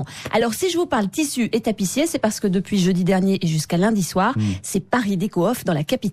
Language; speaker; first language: French; native; French